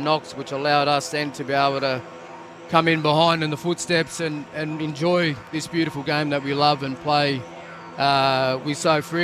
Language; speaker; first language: English; native; English